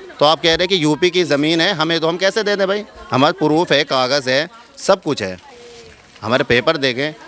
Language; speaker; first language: Hindi; native; Hindi